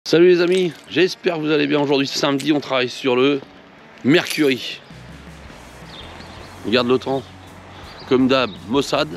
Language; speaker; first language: French; native; French